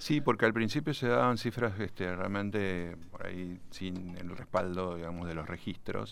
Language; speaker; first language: Spanish; native; Spanish